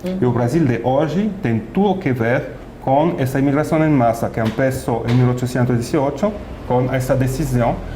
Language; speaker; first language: Portuguese; non-native, fluent; French